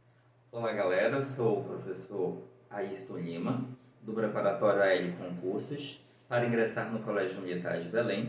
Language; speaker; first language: Portuguese; native; Portuguese